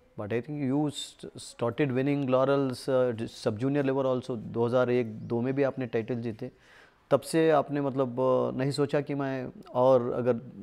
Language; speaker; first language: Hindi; non-native, local second language; Telugu